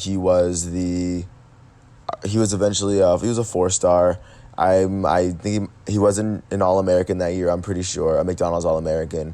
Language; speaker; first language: English; native; English